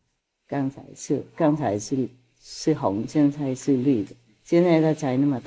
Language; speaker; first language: Chinese; non-native, fluent; Vietnamese